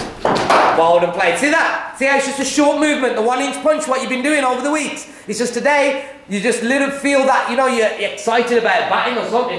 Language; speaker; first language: English; native; English